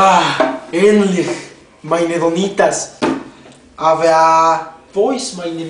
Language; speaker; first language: German; non-native, learner; Spanish